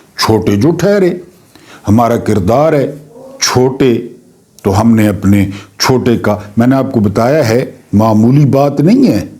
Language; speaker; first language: Urdu; non-native, local second language; Punjabi